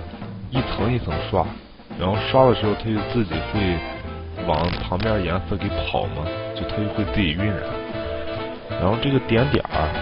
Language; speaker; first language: Chinese; native; Chinese